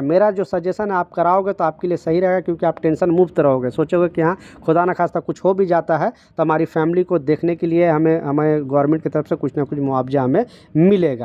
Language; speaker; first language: Hindi; native; Hindi